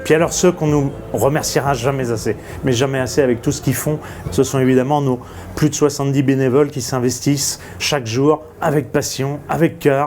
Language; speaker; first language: French; native; French